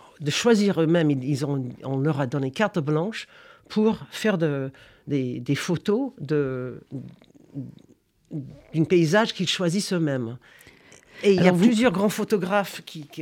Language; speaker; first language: French; non-native, fluent; English